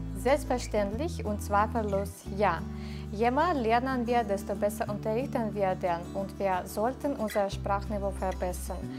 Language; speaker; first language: German; non-native, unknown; Russian